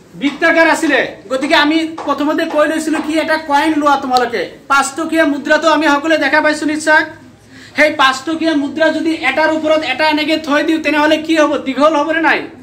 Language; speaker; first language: Assamese; non-native, local second language; Bangla